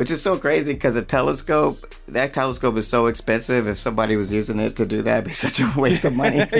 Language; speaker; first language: English; native; English